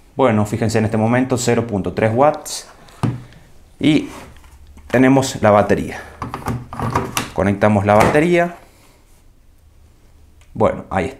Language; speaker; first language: Spanish; native; Spanish